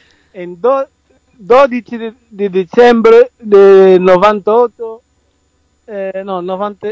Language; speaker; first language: Italian; non-native, learner; Portuguese